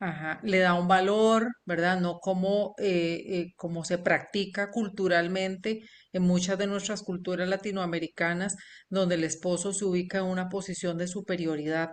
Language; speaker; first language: Spanish; native; Spanish